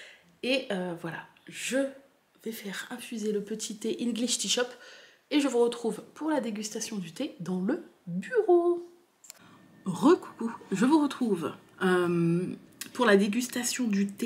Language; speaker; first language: French; native; French